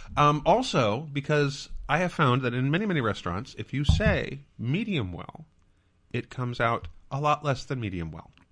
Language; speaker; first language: English; native; English